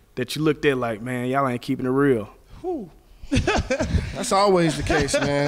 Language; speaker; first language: English; native; English